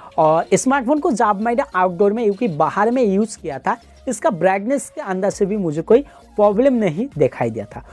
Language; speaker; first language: Hindi; non-native, local second language; Bangla